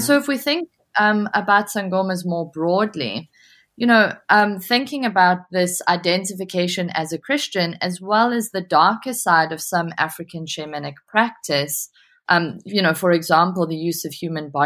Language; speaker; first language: English; native; English